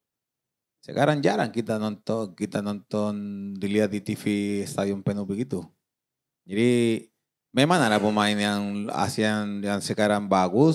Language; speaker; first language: Indonesian; non-native, fluent; Spanish